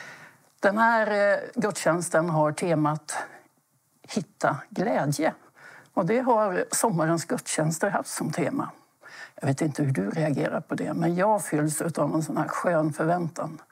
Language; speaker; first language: Swedish; native; Swedish